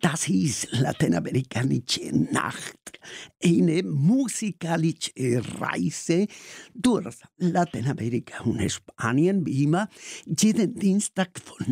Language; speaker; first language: German; non-native, learner; Spanish